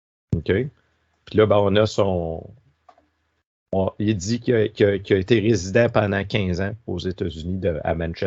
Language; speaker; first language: French; native; French